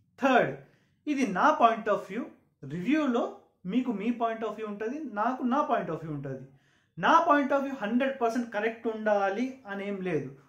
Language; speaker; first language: Telugu; non-native, local second language; Urdu